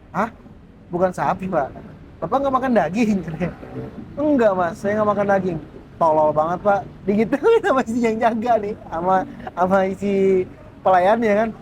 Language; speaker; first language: Indonesian; native; Indonesian